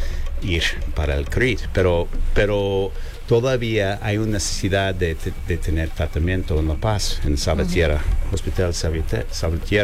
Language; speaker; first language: Spanish; non-native, learner; English